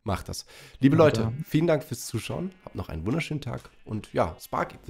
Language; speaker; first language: German; native; German